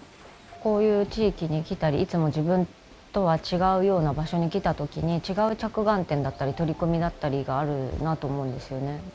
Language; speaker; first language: Japanese; native; Japanese